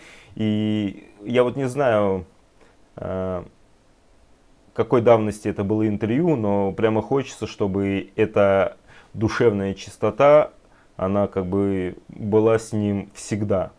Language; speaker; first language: Russian; native; Russian